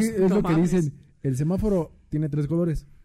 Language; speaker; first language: Spanish; native; Spanish